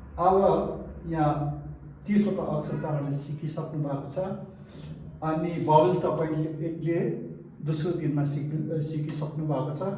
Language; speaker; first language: Nepali; non-native, local second language; Tibetan